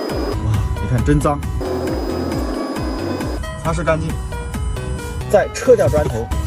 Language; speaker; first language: Chinese; native; Chinese